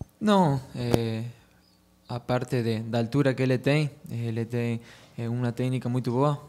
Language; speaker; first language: Portuguese; non-native, fluent; Spanish